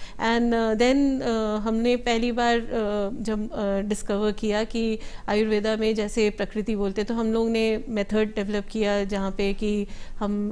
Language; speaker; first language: Hindi; native; Hindi